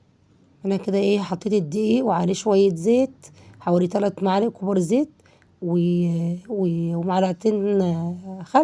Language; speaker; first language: Arabic; native; Arabic